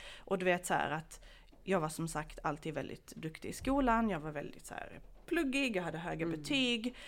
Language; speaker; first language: Swedish; early bilingual, other home language; Bosnian